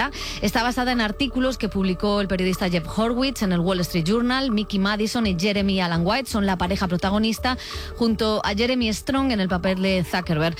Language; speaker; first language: Spanish; native; Spanish